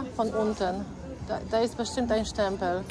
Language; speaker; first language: German; non-native, learner; Polish